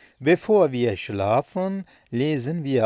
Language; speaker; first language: German; non-native, fluent; Turkish